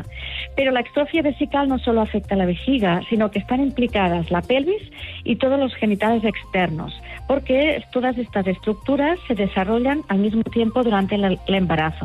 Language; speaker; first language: Spanish; native; Spanish